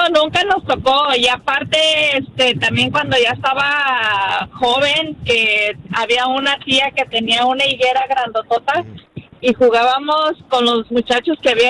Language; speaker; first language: Spanish; native; Spanish